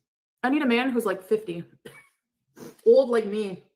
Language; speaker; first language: English; native; English